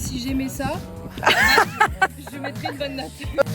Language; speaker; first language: French; native; French